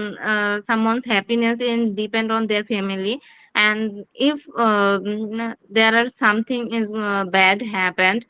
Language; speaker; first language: English; non-native, learner; Bangla